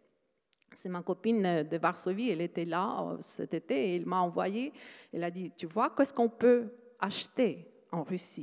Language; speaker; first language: French; non-native, fluent; Ukrainian